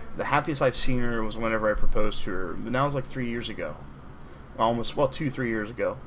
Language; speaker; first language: English; native; English